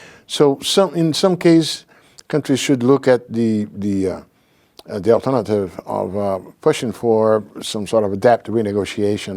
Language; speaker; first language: English; non-native, fluent; Portuguese